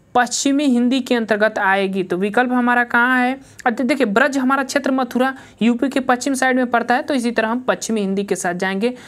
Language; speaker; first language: Hindi; native; Hindi